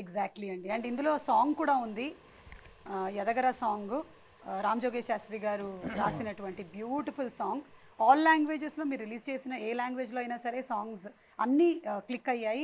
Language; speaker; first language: Telugu; native; Telugu